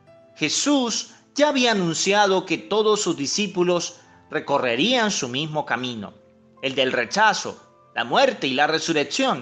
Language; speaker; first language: Spanish; native; Spanish